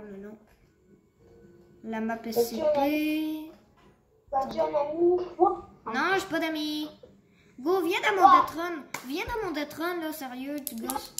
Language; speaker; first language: French; native; French